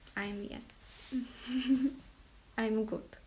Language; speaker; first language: English; non-native, learner; Ukrainian